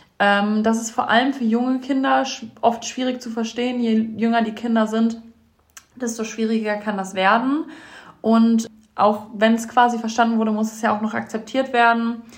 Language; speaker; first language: German; native; German